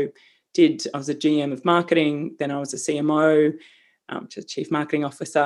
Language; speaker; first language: English; native; English